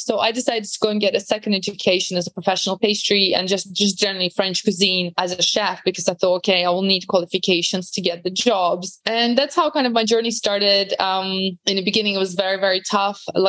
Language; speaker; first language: English; non-native, fluent; Latvian